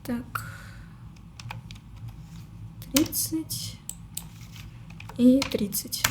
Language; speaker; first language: Russian; native; Russian